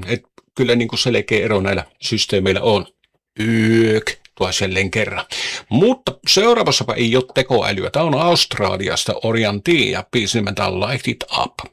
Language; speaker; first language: Finnish; native; Finnish